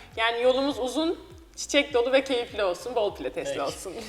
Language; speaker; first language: Turkish; native; Turkish